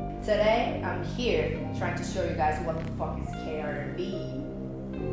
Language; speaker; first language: English; non-native, fluent; Korean